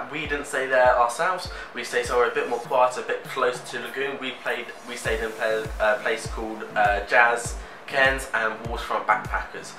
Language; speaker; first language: English; native; English